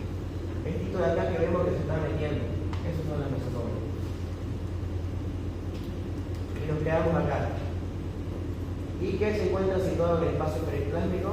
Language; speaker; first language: Spanish; native; Spanish